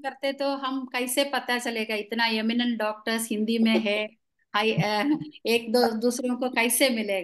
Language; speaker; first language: Hindi; non-native, local second language; Malayalam